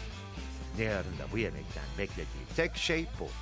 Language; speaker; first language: Turkish; native; Turkish